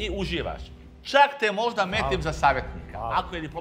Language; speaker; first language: Serbian; native; Serbian